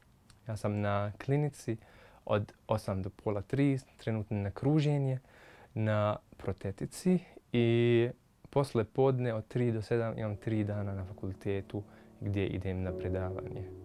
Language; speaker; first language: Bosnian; non-native, fluent; Arabic